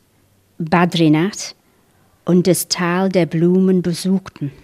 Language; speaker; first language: German; non-native, fluent; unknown